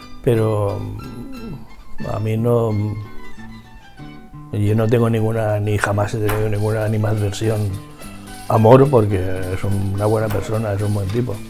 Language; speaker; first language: Spanish; native; Spanish